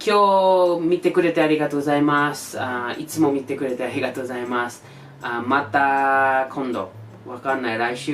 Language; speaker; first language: Japanese; non-native, learner; English